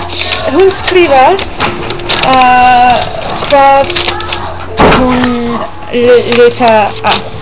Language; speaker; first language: Icelandic; non-native, learner; English